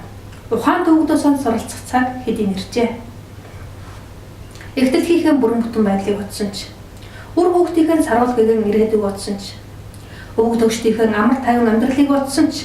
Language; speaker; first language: Mongolian; native; Mongolian